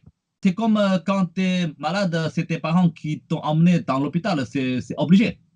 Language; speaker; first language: French; non-native, fluent; Chinese